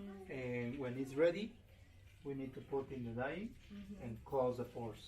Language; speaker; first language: English; non-native, learner; Spanish